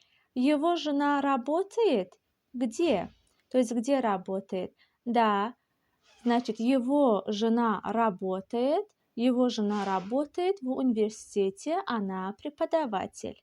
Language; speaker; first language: Russian; non-native, local second language; Azerbaijani